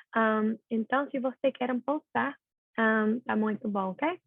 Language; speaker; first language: Portuguese; non-native, learner; English